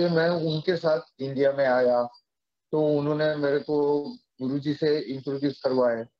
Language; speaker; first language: Hindi; non-native, fluent; Japanese